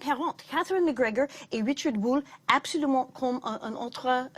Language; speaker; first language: French; non-native, learner; English